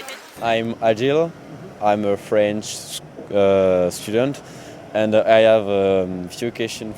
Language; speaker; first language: English; non-native, learner; French